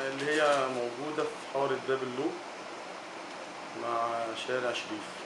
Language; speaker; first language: Arabic; native; Arabic